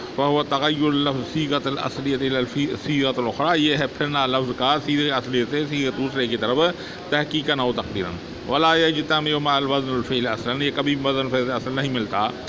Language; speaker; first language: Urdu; non-native, local second language; Sindhi